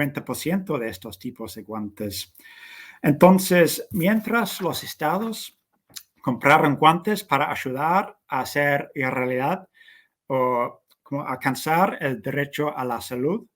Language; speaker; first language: Spanish; non-native, fluent; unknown